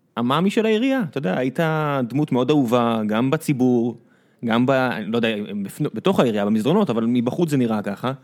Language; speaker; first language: Hebrew; native; Hebrew